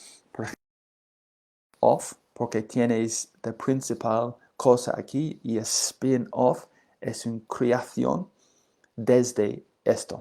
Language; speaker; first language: Spanish; non-native, learner; English